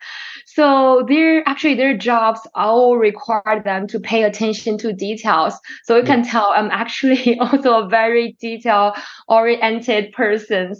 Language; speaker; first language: English; non-native, fluent; Chinese